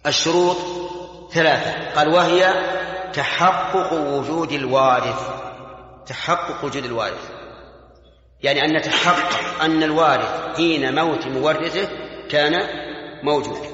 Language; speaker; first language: Arabic; native; Arabic